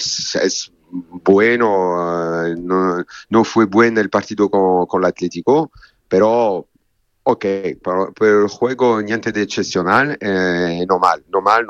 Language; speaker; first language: Spanish; non-native, learner; French